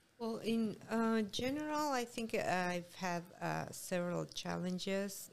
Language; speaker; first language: English; non-native, fluent; Spanish